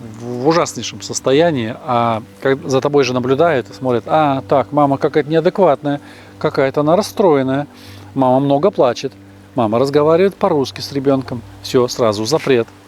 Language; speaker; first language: Russian; native; Russian